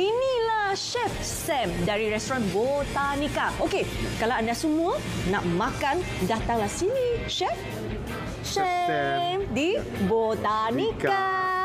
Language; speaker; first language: Malay; native; Malay